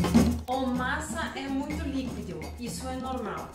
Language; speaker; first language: Portuguese; non-native, learner; Danish